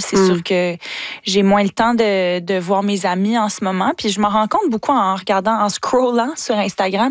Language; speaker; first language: French; native; French